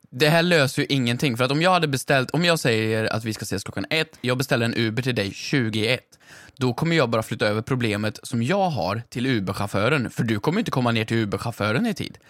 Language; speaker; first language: Swedish; native; Swedish